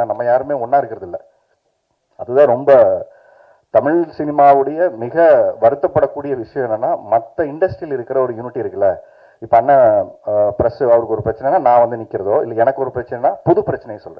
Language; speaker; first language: Tamil; native; Tamil